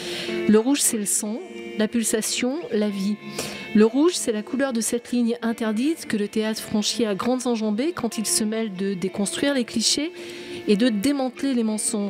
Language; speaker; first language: French; native; French